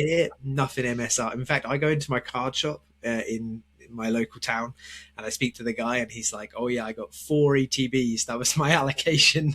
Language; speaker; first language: English; native; English